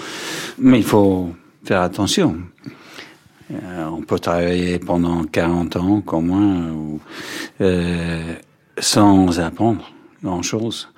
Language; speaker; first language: French; non-native, fluent; English